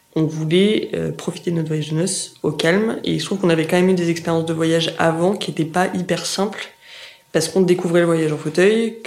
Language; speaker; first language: French; native; French